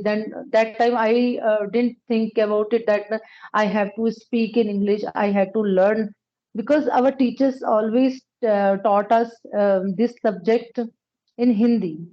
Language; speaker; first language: English; non-native, local second language; Punjabi